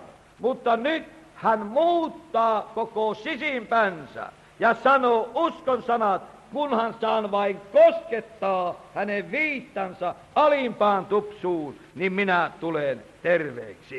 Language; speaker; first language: Finnish; native; Finnish